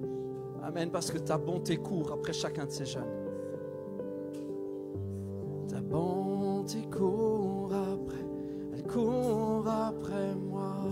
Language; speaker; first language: French; native; French